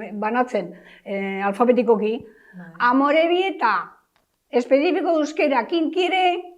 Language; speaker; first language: Basque; native; Basque